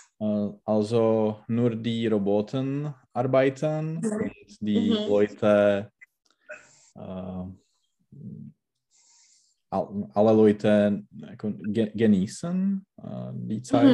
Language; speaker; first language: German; non-native, learner; Czech